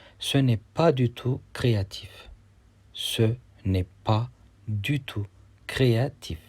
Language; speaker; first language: French; non-native, fluent; Turkish